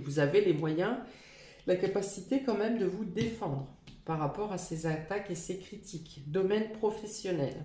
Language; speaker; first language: French; native; French